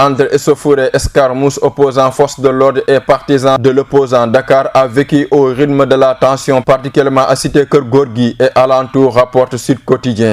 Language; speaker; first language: French; non-native, local second language; Wolof